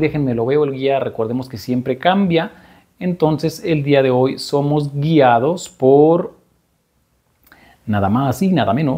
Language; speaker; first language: Spanish; native; Spanish